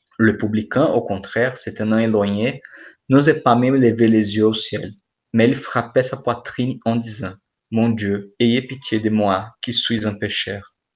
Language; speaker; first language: French; non-native, fluent; Portuguese